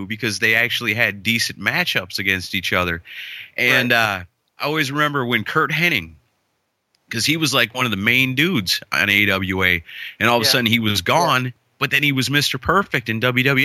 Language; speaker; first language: English; native; English